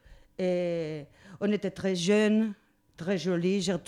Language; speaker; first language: French; non-native, learner; Spanish